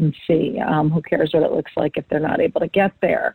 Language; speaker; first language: English; native; English